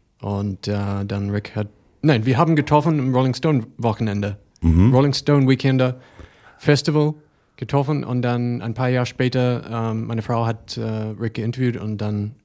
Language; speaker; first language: German; non-native, learner; English